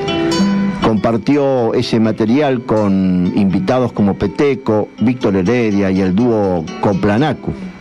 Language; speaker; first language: Spanish; native; Spanish